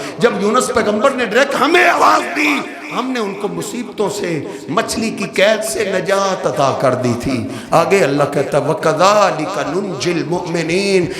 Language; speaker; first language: Urdu; non-native, local second language; Punjabi